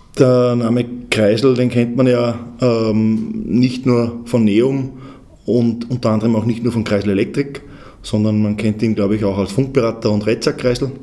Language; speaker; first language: German; native; German